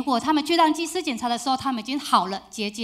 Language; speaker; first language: Chinese; native; Chinese